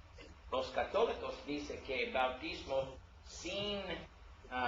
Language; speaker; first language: Spanish; non-native, learner; English